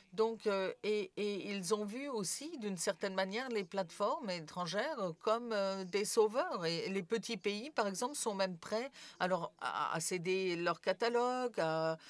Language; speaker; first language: French; non-native, fluent; Serbian